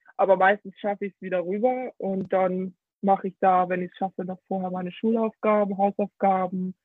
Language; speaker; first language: German; early bilingual, heritage; Danish